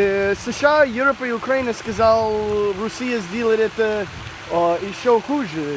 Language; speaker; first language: Russian; non-native, learner; English